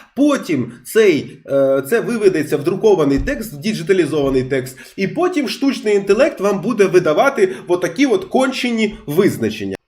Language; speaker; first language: Ukrainian; non-native, local second language; Russian